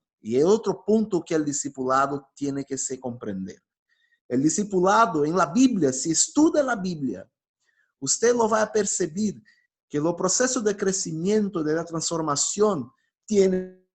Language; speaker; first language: Spanish; non-native, fluent; Portuguese